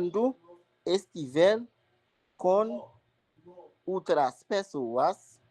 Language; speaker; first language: Portuguese; non-native, learner; Haitian Creole